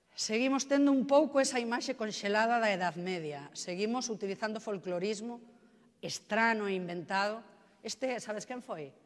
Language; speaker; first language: Galician; native; Galician